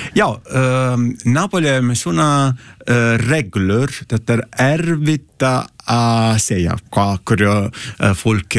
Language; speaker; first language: Icelandic; non-native, learner; Italian